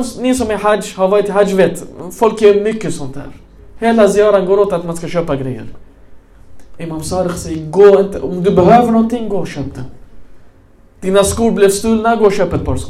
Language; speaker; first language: Swedish; early bilingual, other home language; Arabic